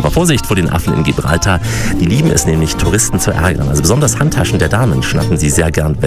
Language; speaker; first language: German; native; German